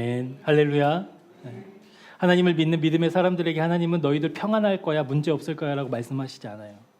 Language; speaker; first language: Korean; native; Korean